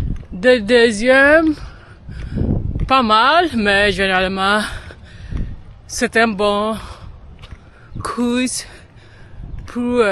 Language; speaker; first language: French; non-native, learner; English